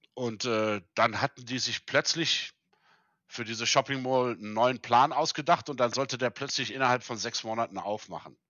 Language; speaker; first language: German; early bilingual, heritage; German